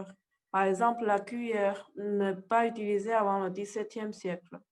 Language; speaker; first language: French; non-native, learner; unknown